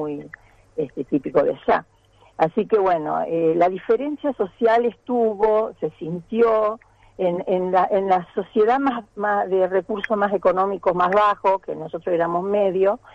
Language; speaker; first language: Spanish; native; Spanish